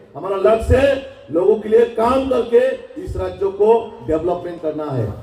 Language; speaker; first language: Hindi; non-native, local second language; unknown